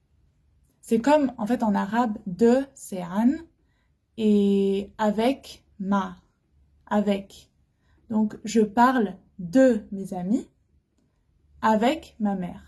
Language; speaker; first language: French; non-native, fluent; Arabic